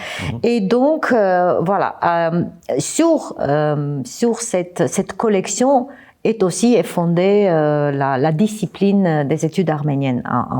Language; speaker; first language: French; non-native, fluent; Armenian